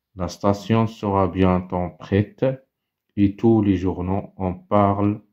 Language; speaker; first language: French; non-native, local second language; Arabic